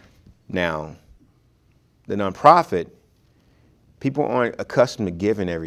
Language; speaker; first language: English; native; English